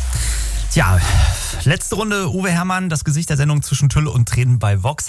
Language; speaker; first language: German; native; German